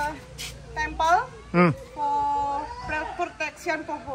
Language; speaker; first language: English; non-native, learner; Balinese